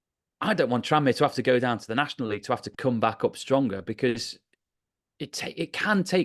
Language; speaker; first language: English; native; English